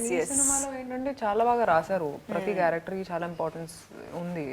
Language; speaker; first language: Telugu; non-native, fluent; Hindi